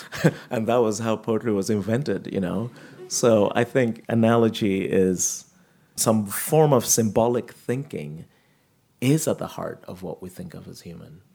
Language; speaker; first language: English; non-native, local second language; Yoruba